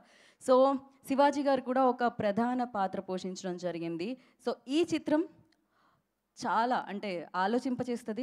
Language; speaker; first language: Telugu; native; Telugu